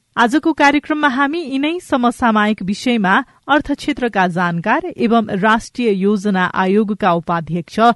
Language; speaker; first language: Nepali; non-native, local second language; Maithili